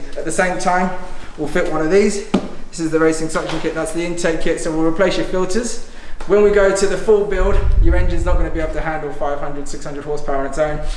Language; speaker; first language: English; native; English